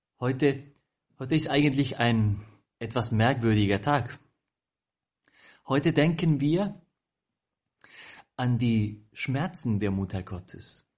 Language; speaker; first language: German; non-native, fluent; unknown